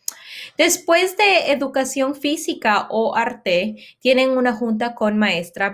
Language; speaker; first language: Spanish; early bilingual, heritage; Spanish